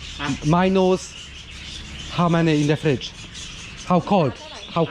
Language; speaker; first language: English; non-native, learner; Polish